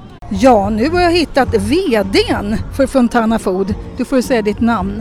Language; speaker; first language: Swedish; native; Swedish